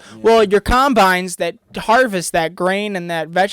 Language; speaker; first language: English; native; English